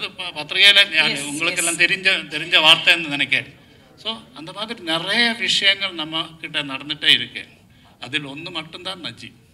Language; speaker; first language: Tamil; non-native, learner; Malayalam